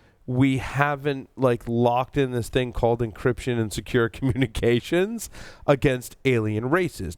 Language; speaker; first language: English; native; English